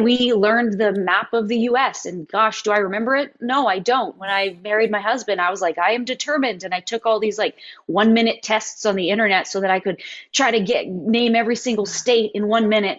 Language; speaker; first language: English; native; English